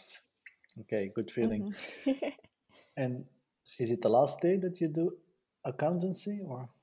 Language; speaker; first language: English; non-native, learner; Dutch